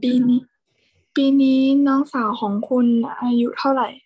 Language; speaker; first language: Chinese; non-native, learner; Thai